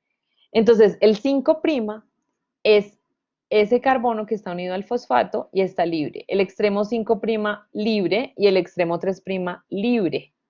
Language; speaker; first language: Spanish; native; Spanish